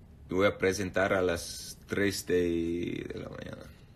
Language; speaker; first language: Spanish; non-native, learner; English